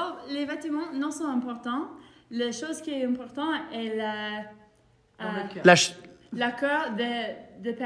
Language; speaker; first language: French; non-native, learner; English